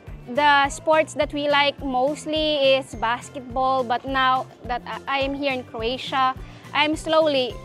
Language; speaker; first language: English; non-native, local second language; Filipino